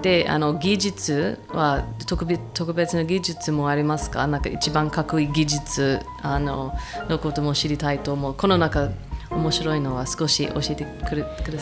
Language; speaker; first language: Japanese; non-native, fluent; English